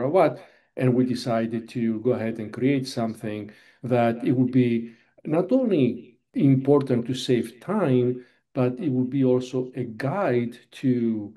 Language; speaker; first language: English; non-native, fluent; Greek